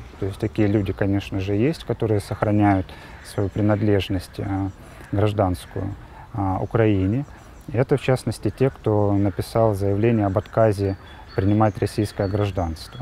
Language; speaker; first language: Russian; native; Russian